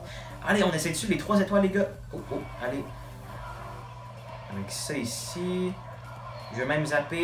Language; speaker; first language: French; native; French